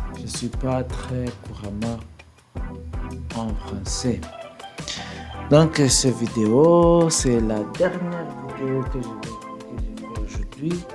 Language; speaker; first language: French; non-native, learner; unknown